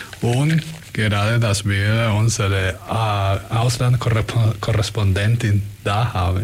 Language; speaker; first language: German; non-native, fluent; Spanish